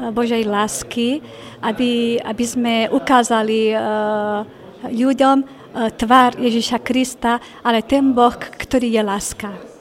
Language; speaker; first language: Slovak; non-native, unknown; Spanish